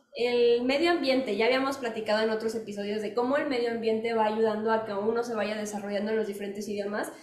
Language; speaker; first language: Spanish; native; Spanish